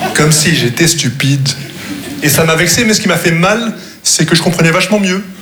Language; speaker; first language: French; non-native, local second language; Arabic